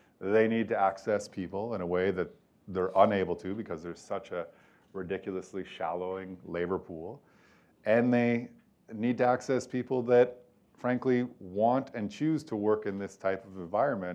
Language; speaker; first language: English; native; English